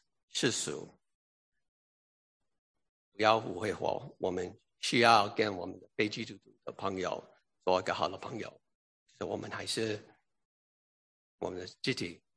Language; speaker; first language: Chinese; early bilingual, heritage; English